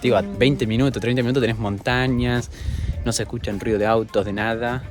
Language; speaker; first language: Spanish; native; Spanish